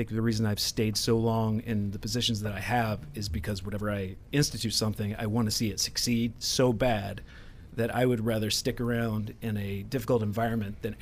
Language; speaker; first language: English; native; English